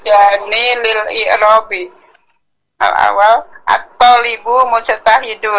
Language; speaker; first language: Arabic; non-native, learner; Indonesian